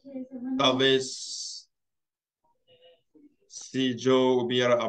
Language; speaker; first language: Spanish; non-native, learner; English